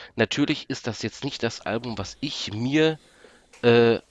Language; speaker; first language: German; native; German